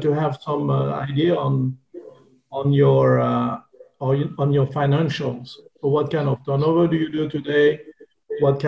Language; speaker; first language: English; non-native, fluent; French